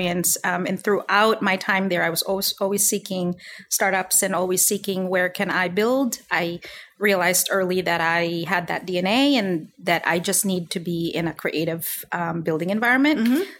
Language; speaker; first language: English; non-native, local second language; Filipino